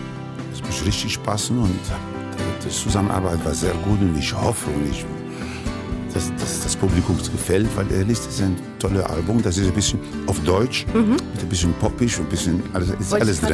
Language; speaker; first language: German; non-native, fluent; Spanish